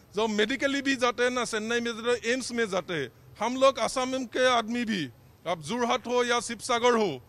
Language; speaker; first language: Hindi; non-native, local second language; Assamese